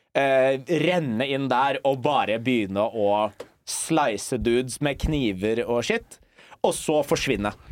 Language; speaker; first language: Norwegian; early bilingual, other home language; English